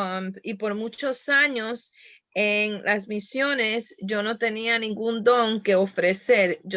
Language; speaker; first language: Spanish; early bilingual, heritage; Spanish